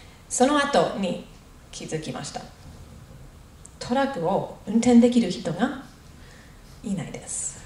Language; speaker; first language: Japanese; non-native, fluent; English